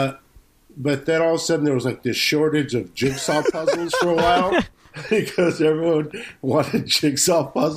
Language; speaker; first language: English; native; English